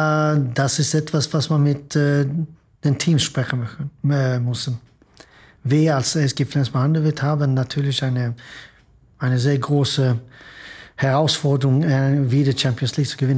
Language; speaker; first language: German; non-native, fluent; Swedish